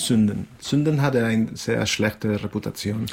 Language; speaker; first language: German; non-native, fluent; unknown